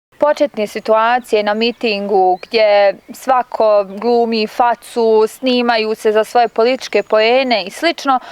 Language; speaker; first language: Bosnian; native; Bosnian